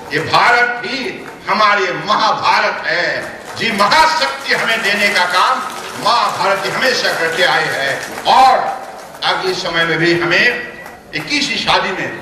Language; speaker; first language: Hindi; non-native, local second language; Assamese